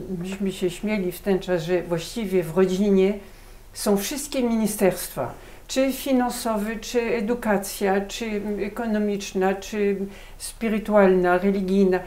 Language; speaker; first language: Polish; early bilingual, heritage; Polish